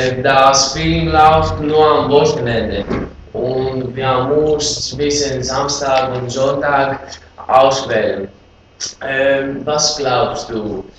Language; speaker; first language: German; non-native, learner; Greek